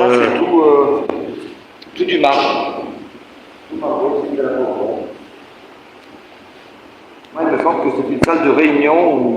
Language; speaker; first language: French; native; French